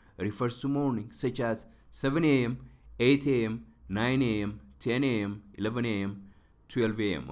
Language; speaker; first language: English; non-native, local second language; Amharic